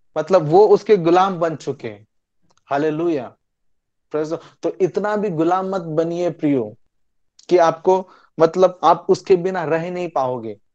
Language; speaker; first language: Hindi; non-native, local second language; Marathi